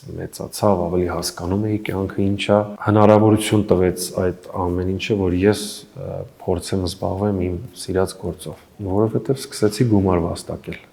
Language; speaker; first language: Armenian; early bilingual, heritage; Armenian